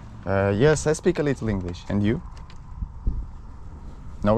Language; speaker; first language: English; non-native, learner; Russian